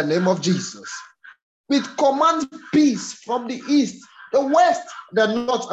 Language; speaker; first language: English; non-native, local second language; Yoruba